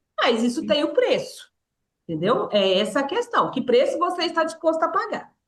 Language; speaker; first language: Portuguese; native; Portuguese